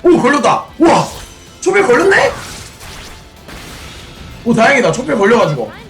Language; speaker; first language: Korean; native; Korean